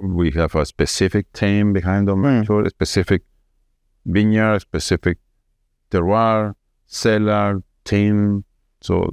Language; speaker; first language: English; non-native, fluent; Spanish